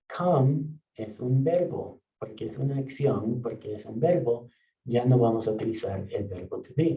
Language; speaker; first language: Spanish; non-native, fluent; English